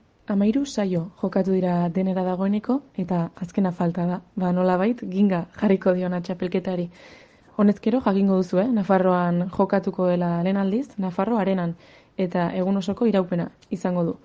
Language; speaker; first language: Basque; native; Basque